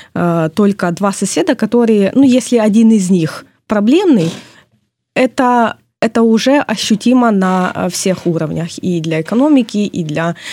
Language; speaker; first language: Russian; non-native, local second language; Ukrainian